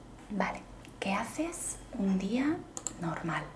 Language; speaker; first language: Spanish; native; Spanish